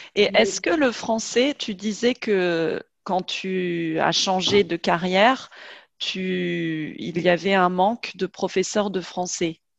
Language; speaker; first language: French; native; French